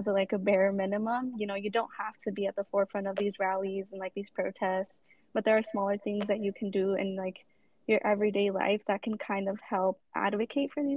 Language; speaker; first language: English; native; English